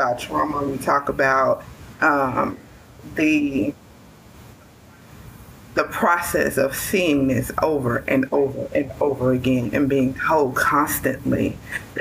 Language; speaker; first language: English; native; English